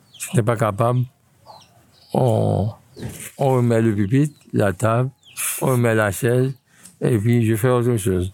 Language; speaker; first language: French; non-native, local second language; Haitian Creole